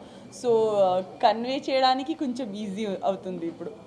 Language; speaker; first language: Telugu; non-native, learner; Gujarati